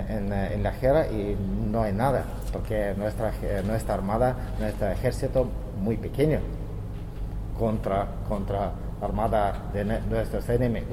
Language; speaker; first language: Spanish; non-native, learner; Ukrainian